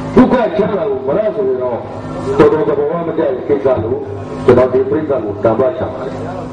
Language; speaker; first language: Burmese; native; Burmese